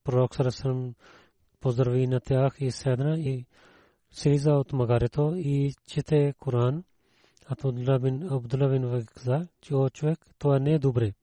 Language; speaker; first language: Bulgarian; non-native, learner; Urdu